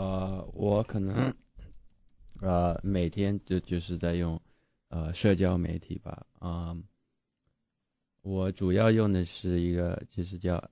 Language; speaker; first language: Chinese; early bilingual, heritage; Chinese